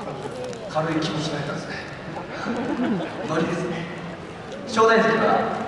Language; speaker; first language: Japanese; native; Japanese